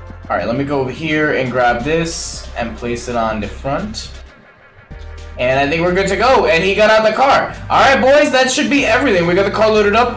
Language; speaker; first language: English; early bilingual, other home language; Spanish